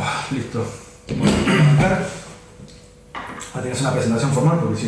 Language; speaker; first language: Spanish; native; Spanish